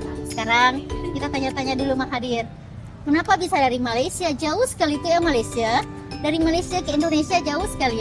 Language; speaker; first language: Indonesian; native; Indonesian